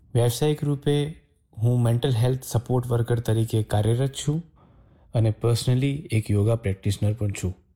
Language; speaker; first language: Gujarati; native; Gujarati